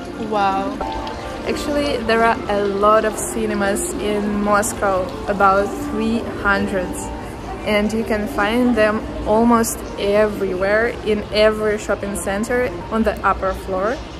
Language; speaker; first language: English; non-native, fluent; Russian